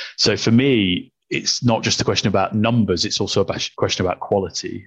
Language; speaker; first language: English; native; English